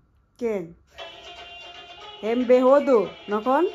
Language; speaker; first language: Hebrew; non-native, learner; Hindi